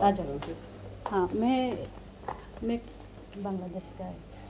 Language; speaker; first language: Hindi; non-native, learner; Bangla